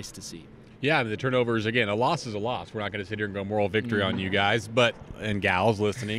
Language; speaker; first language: English; native; English